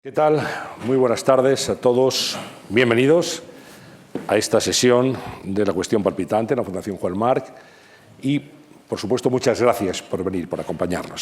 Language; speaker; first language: Spanish; native; Spanish